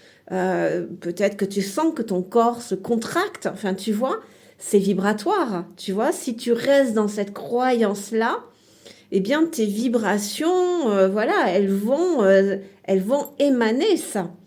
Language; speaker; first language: French; native; French